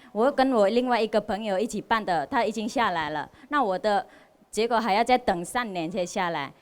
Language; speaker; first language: Chinese; non-native, fluent; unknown